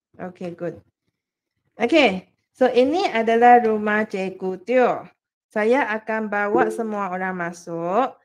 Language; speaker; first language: Malay; non-native, local second language; Chinese